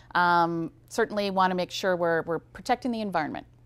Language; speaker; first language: English; native; English